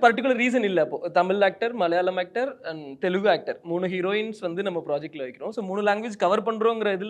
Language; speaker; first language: Tamil; native; Tamil